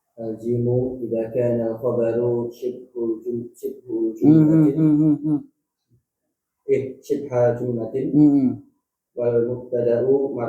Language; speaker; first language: Arabic; non-native, learner; Indonesian